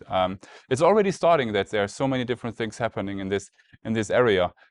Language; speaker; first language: English; non-native, fluent; German